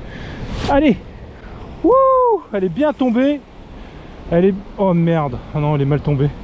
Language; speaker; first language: French; native; French